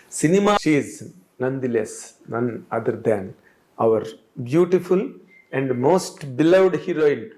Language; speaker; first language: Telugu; native; Telugu